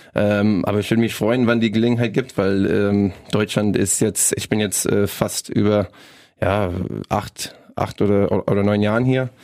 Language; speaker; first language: German; non-native, fluent; English